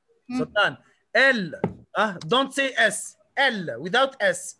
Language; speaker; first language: French; non-native, local second language; Arabic